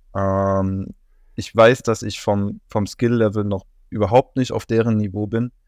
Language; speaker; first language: German; native; German